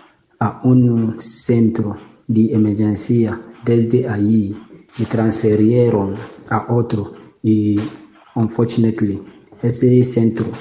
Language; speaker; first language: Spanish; non-native, learner; English